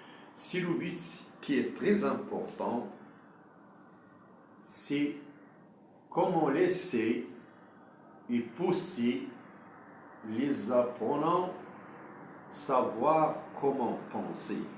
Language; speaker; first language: French; non-native, local second language; Arabic